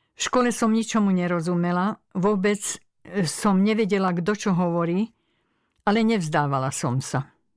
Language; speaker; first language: Slovak; early bilingual, other home language; Hungarian